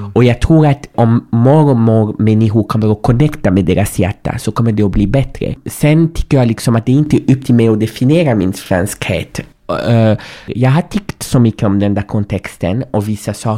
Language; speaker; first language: Swedish; non-native, fluent; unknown